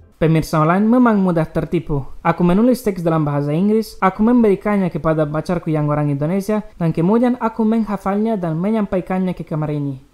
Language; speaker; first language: Indonesian; non-native, learner; Romanian